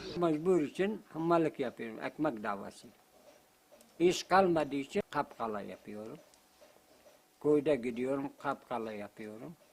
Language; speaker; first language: Turkish; non-native, local second language; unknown